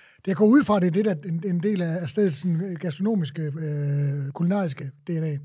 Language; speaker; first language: Danish; native; Danish